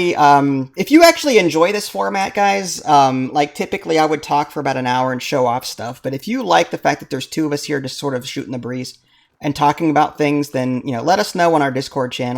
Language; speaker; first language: English; native; English